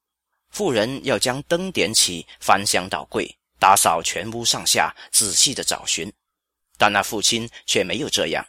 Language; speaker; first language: Chinese; native; Chinese